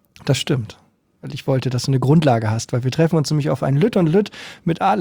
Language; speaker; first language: German; native; German